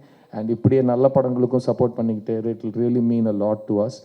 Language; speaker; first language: Tamil; native; Tamil